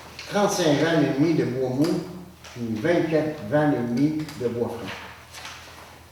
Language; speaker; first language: French; native; French